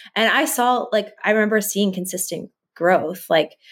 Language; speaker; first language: English; native; English